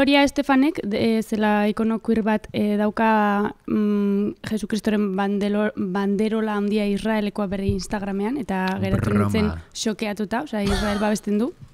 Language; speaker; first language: Basque; native; Basque